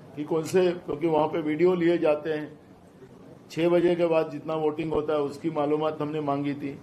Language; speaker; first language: Hindi; non-native, local second language; Marathi